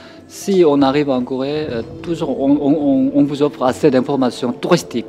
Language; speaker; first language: French; non-native, fluent; Korean